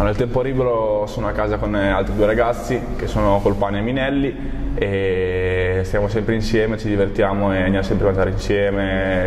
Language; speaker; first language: Italian; native; Italian